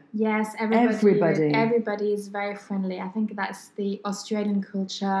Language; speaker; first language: English; non-native, fluent; French